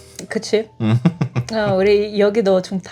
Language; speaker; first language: Korean; non-native, fluent; Russian